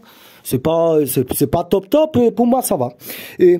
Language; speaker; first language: French; non-native, learner; Polish